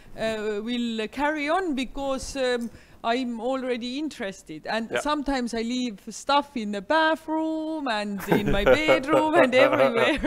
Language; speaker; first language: English; non-native, fluent; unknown